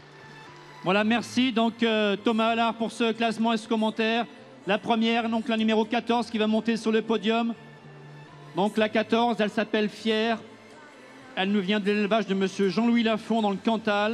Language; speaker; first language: French; native; French